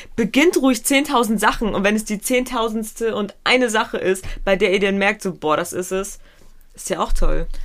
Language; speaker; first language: German; early bilingual, other home language; Pashto